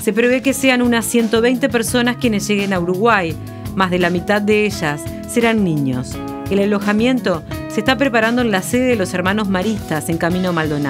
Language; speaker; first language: Spanish; native; Spanish